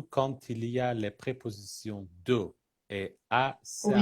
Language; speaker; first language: French; non-native, fluent; Persian